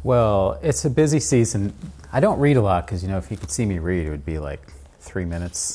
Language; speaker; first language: English; native; English